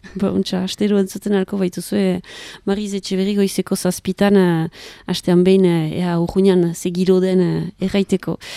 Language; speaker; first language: Basque; native; Basque